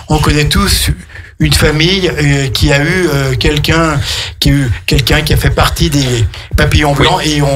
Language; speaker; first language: French; native; French